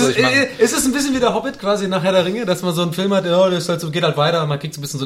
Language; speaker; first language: German; native; German